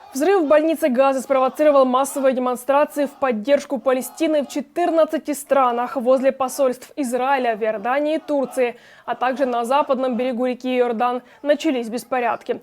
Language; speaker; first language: Russian; native; Russian